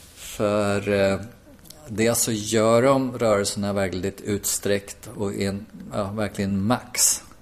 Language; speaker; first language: Swedish; native; Swedish